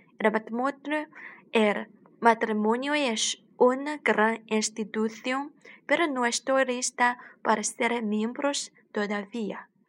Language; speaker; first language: Spanish; non-native, learner; Chinese